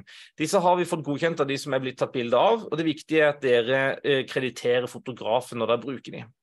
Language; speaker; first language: Norwegian; native; Norwegian